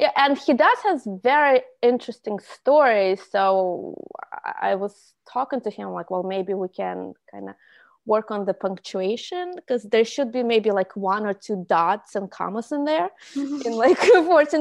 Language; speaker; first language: English; non-native, fluent; Russian